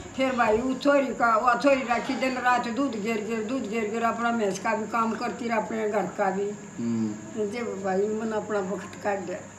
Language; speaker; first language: Hindi; native; Hindi